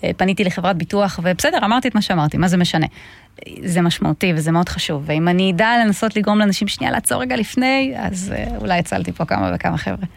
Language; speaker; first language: Hebrew; non-native, fluent; Russian